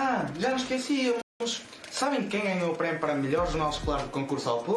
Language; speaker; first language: Portuguese; native; Portuguese